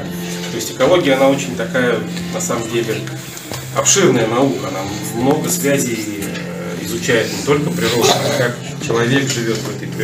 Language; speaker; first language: Russian; native; Russian